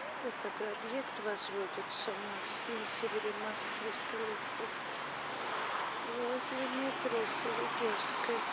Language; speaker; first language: Russian; native; Russian